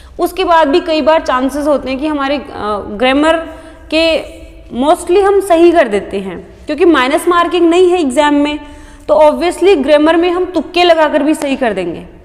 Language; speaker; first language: Hindi; native; Hindi